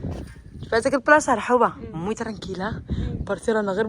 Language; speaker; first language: Arabic; native; Arabic